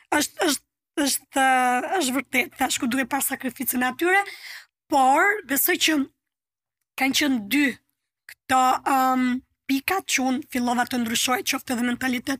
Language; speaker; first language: Albanian; native; Albanian